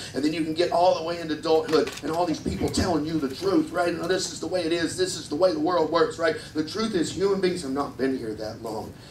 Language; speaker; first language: English; native; English